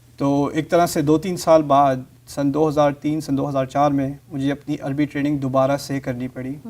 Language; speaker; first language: Urdu; early bilingual, heritage; Urdu